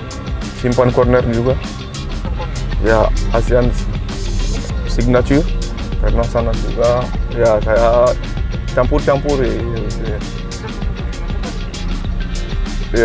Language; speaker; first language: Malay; non-native, fluent; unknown